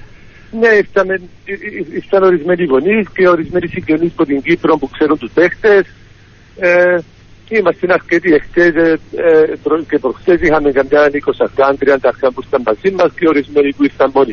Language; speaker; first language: Greek; early bilingual, heritage; Greek